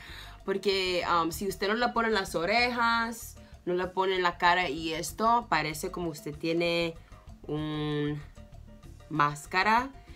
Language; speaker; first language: Spanish; early bilingual, heritage; English